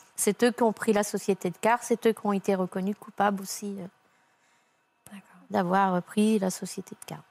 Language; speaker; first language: French; native; French